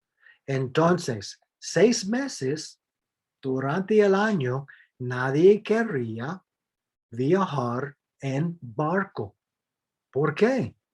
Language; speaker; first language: Spanish; non-native, fluent; English